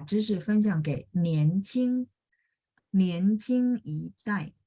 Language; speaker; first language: Chinese; non-native, fluent; Indonesian